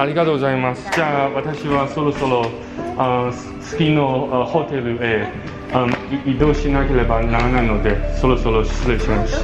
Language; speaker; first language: Japanese; non-native, learner; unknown